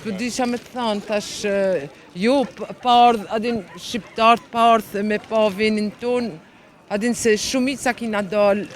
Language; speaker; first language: Albanian; early bilingual, heritage; Albanian